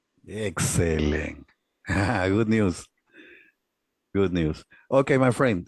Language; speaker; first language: English; non-native, learner; Spanish